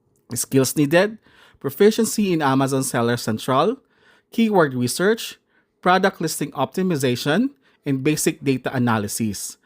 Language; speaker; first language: English; non-native, local second language; Filipino